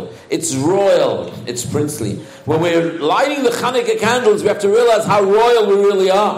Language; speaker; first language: English; native; English